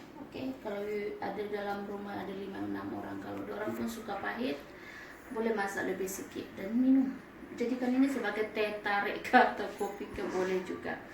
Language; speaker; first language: Malay; non-native, local second language; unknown